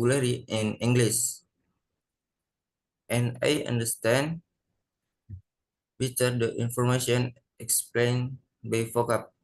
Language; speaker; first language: English; non-native, learner; Indonesian